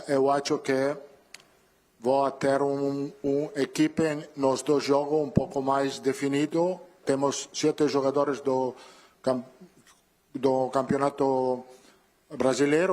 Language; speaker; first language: Portuguese; non-native, learner; Italian